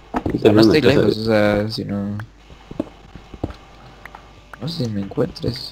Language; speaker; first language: Spanish; native; Spanish